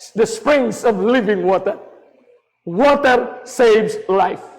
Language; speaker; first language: English; non-native, local second language; Filipino